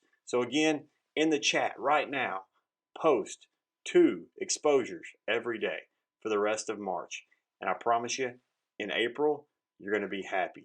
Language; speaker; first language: English; native; English